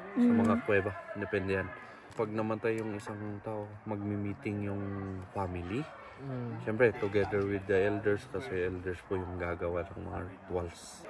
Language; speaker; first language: Filipino; non-native, local second language; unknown